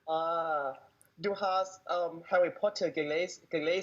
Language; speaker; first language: German; non-native, learner; Thai